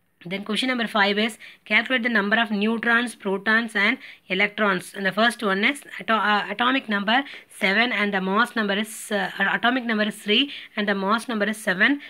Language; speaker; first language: English; non-native, local second language; Tamil